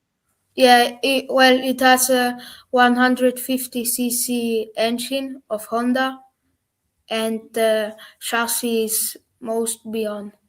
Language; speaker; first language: English; non-native, learner; German